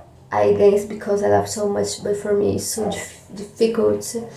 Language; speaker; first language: English; non-native, learner; Portuguese